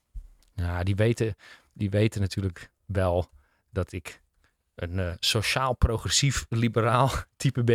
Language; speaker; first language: Dutch; native; Dutch